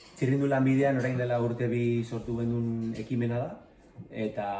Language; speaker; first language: Basque; native; Basque